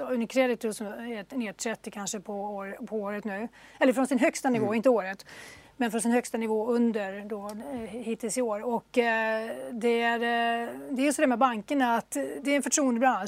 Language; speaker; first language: Swedish; native; Swedish